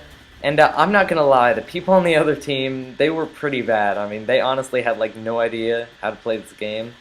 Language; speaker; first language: English; native; English